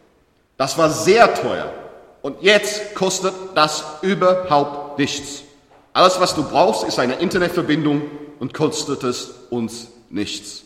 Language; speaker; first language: German; non-native, learner; English